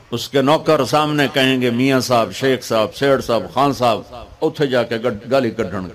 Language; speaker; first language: Urdu; non-native, local second language; Punjabi